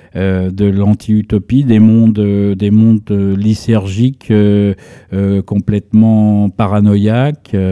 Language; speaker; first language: French; native; French